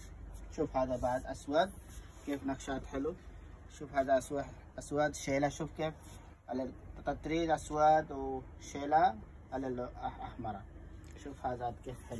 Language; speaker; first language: Arabic; non-native, learner; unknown